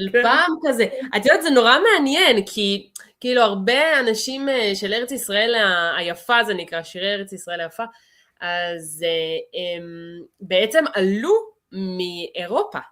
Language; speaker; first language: Hebrew; early bilingual, other home language; Russian